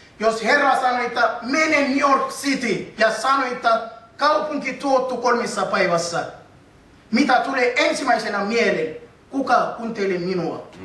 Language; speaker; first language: Finnish; non-native, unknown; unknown